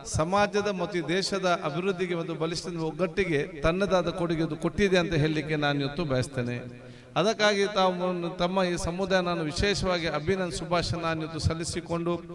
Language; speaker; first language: Kannada; non-native, local second language; Tulu